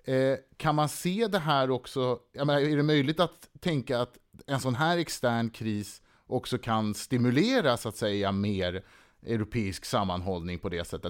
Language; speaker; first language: Swedish; native; Swedish